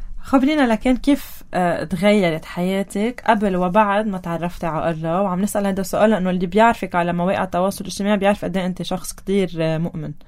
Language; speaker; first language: Arabic; native; Arabic